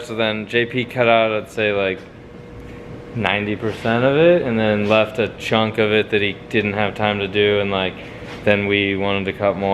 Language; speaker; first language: English; native; English